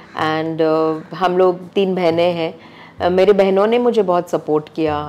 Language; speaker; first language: Hindi; non-native, local second language; Tamil